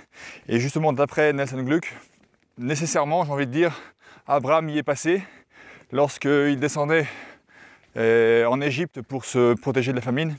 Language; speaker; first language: French; native; French